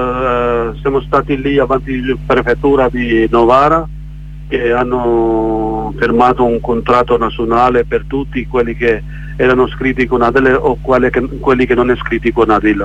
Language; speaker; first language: Italian; non-native, learner; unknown